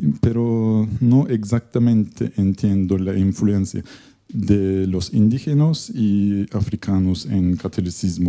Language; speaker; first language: Spanish; non-native, learner; Turkish